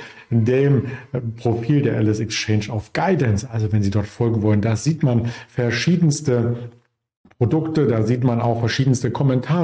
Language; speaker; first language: German; native; German